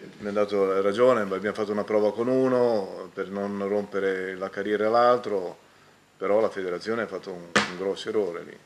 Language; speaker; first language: Italian; native; Italian